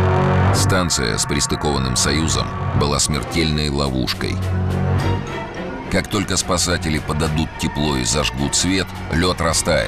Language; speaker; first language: Russian; native; Russian